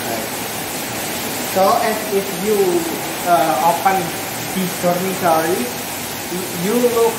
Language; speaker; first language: English; non-native, learner; Indonesian